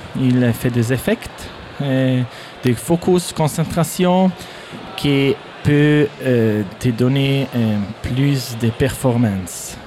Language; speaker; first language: French; non-native, fluent; German